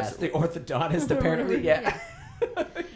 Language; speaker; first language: English; native; English